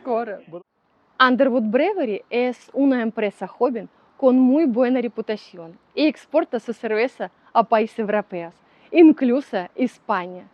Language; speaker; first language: Spanish; non-native, learner; Ukrainian